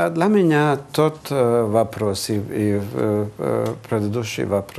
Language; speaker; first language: Russian; non-native, fluent; Hungarian